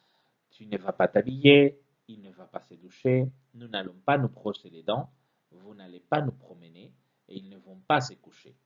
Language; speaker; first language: French; non-native, fluent; Spanish